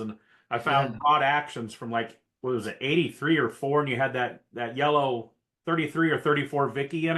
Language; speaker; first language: English; native; English